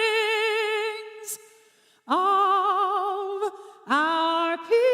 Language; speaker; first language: English; native; English